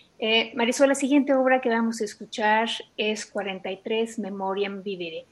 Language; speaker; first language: Spanish; native; Spanish